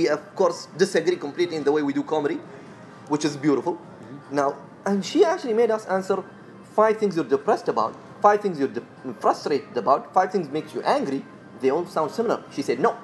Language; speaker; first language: English; non-native, fluent; Arabic